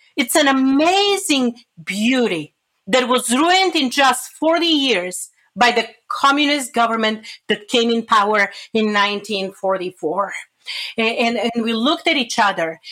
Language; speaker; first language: English; non-native, fluent; Bulgarian